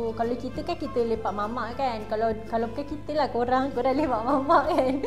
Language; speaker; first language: Malay; native; Malay